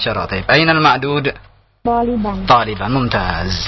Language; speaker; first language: Arabic; non-native, fluent; Indonesian